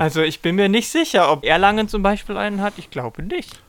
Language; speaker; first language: German; native; German